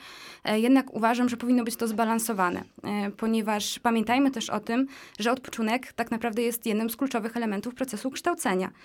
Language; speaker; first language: Polish; native; Polish